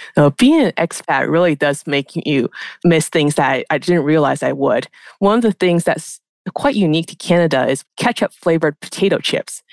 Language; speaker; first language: English; native; English